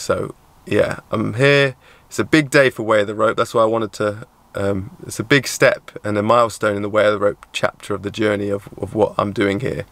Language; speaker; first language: English; native; English